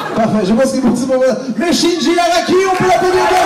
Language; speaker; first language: French; native; French